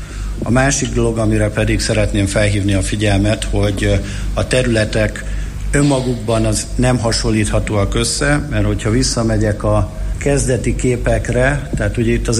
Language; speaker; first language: Hungarian; native; Hungarian